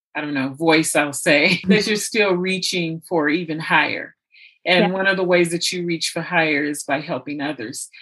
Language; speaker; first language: English; native; English